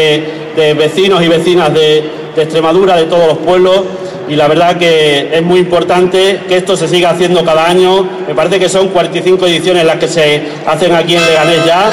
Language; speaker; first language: Spanish; native; Spanish